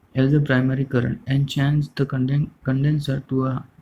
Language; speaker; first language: English; non-native, local second language; Gujarati